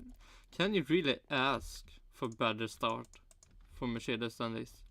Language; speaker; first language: English; non-native, fluent; Swedish